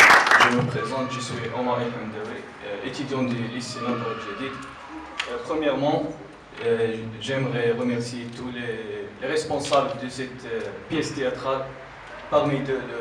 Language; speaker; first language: French; non-native, learner; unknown